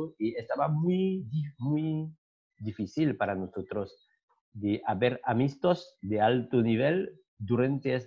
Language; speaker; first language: Spanish; non-native, learner; French